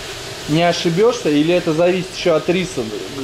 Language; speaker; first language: Russian; native; Russian